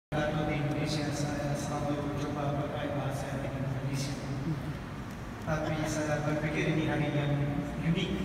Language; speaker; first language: Indonesian; non-native, fluent; English